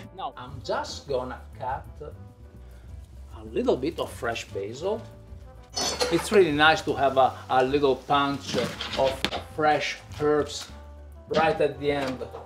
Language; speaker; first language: English; non-native, fluent; Italian